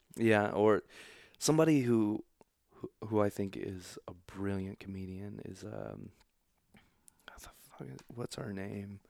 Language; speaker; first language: English; native; English